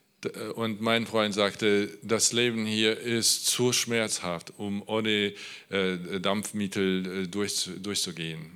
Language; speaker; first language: German; non-native, learner; Polish